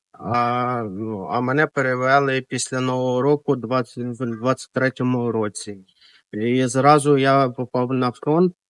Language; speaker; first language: Ukrainian; native; Ukrainian